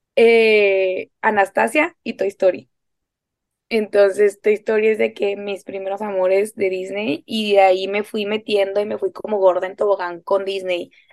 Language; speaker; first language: Spanish; native; Spanish